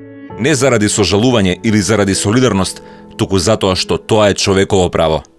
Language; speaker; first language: Macedonian; native; Macedonian